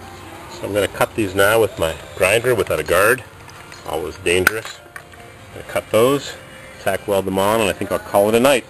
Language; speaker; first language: English; native; English